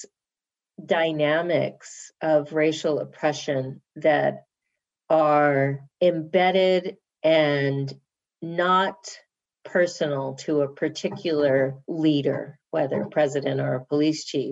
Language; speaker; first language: English; native; English